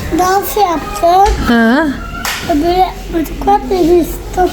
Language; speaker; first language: Turkish; early bilingual, heritage; Turkish